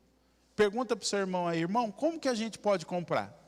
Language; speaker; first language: Portuguese; native; Portuguese